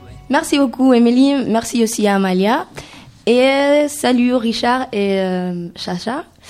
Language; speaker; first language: French; non-native, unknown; Spanish